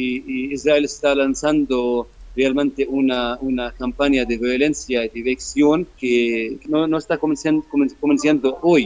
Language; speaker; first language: Spanish; non-native, fluent; Arabic